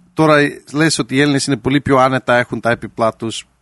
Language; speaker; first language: Greek; early bilingual, heritage; Greek